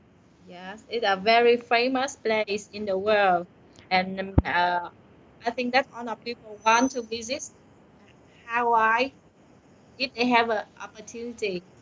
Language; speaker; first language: English; non-native, learner; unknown